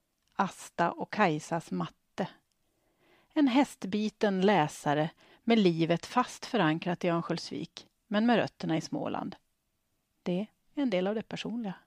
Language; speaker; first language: Swedish; native; Swedish